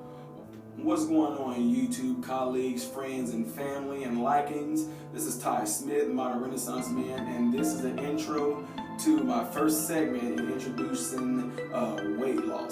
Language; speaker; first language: English; native; English